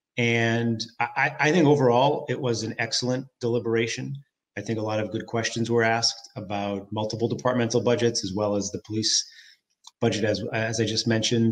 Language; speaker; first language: English; native; English